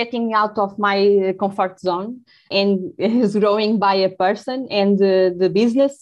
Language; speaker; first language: English; non-native, learner; Portuguese